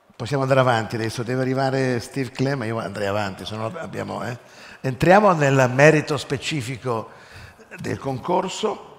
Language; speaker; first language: Italian; native; Italian